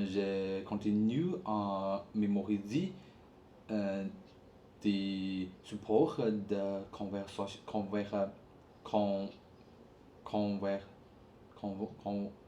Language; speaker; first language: French; non-native, learner; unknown